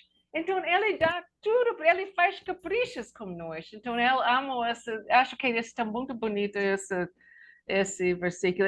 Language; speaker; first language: Portuguese; non-native, learner; English